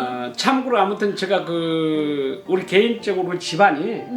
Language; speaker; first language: Korean; native; Korean